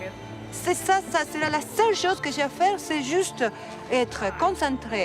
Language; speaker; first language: French; non-native, fluent; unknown